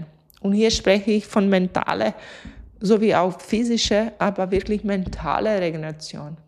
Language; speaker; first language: German; non-native, fluent; Latvian